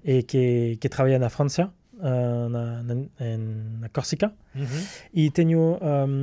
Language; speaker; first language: Portuguese; non-native, learner; French